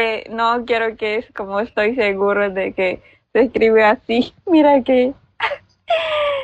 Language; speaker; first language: Spanish; non-native, learner; Filipino